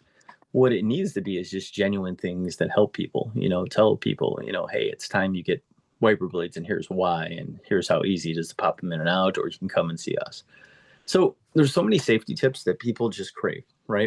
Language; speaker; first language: English; native; English